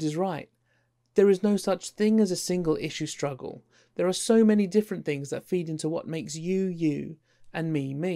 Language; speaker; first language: English; native; English